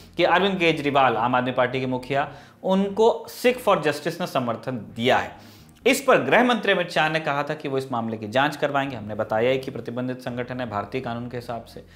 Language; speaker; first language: Hindi; native; Hindi